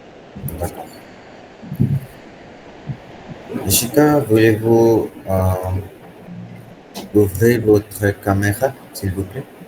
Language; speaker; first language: French; non-native, fluent; Hindi